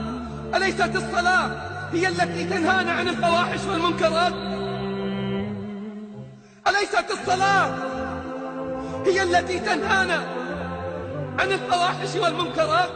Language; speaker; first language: Arabic; native; Arabic